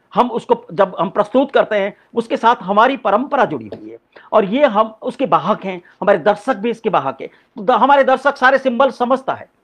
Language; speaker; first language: Hindi; non-native, local second language; Odia